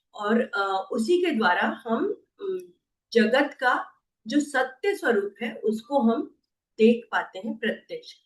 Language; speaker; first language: Hindi; non-native, local second language; Marathi